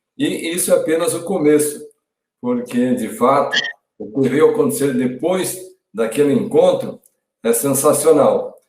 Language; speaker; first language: Portuguese; native; Portuguese